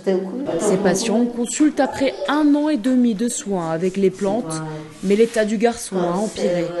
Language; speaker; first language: French; native; French